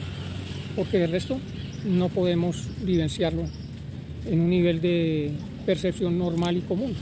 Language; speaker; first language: Spanish; native; Spanish